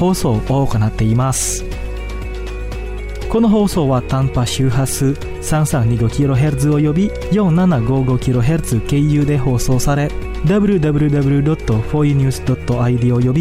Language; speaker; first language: Japanese; non-native, fluent; Indonesian